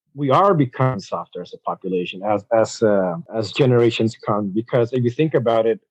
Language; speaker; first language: English; early bilingual, other home language; Spanish